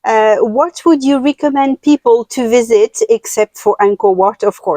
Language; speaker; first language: English; non-native, fluent; French